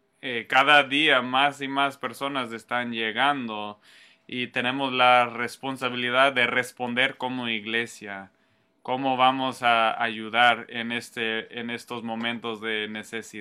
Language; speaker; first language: Spanish; non-native, fluent; English